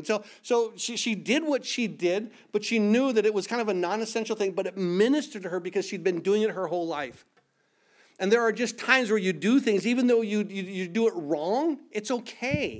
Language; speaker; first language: English; native; English